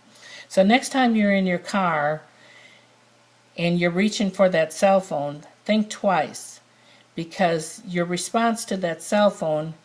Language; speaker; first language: English; native; English